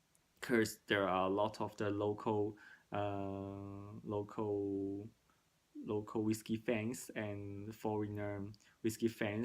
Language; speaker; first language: English; non-native, learner; Cantonese